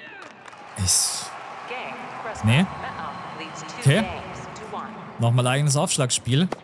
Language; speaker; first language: German; native; German